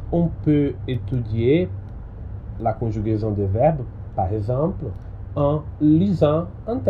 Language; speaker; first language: French; non-native, learner; Portuguese